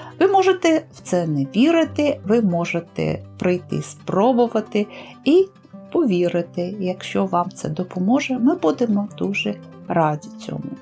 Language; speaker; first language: Ukrainian; native; Ukrainian